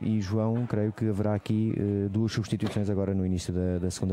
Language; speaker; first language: Portuguese; native; Portuguese